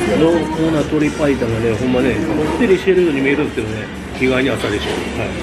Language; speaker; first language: Japanese; native; Japanese